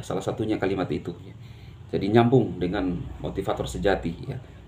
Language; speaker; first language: Indonesian; native; Indonesian